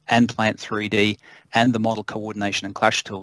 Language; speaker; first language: English; native; English